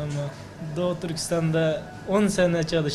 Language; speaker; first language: Turkish; non-native, learner; Uyghur